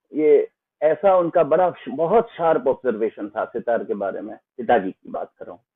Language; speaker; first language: Hindi; non-native, local second language; Bangla